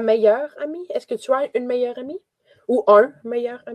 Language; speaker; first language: French; native; French